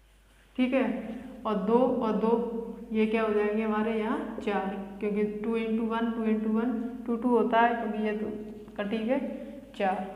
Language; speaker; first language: Hindi; native; Hindi